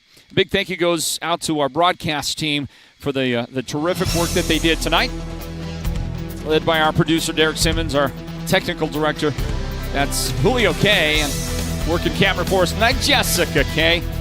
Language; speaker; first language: English; native; English